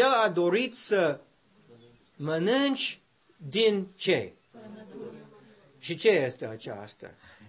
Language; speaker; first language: Romanian; non-native, learner; English